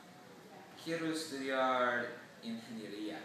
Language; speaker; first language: Spanish; non-native, learner; English